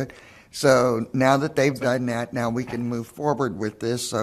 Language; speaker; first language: English; native; English